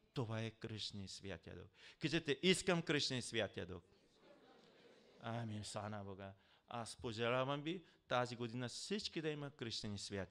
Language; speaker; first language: Bulgarian; non-native, learner; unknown